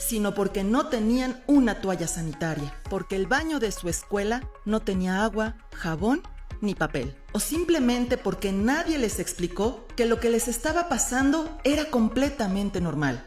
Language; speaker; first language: Spanish; native; Spanish